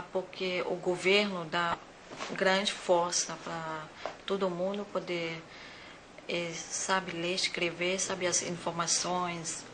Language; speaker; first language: Portuguese; non-native, fluent; Thai